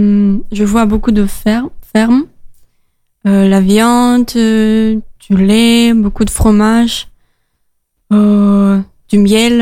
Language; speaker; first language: French; non-native, learner; Russian